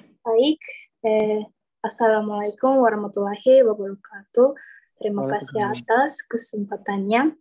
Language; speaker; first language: Indonesian; non-native, learner; Japanese